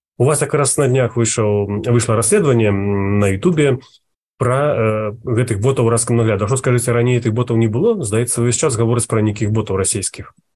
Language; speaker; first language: Belarusian; native; Belarusian